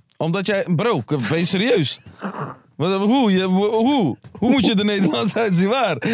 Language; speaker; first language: Dutch; early bilingual, other home language; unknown